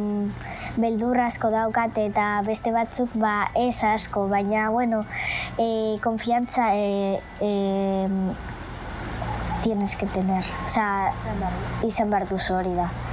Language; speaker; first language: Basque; non-native, local second language; Spanish